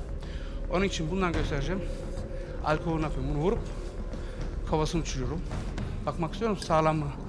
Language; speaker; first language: Turkish; native; Turkish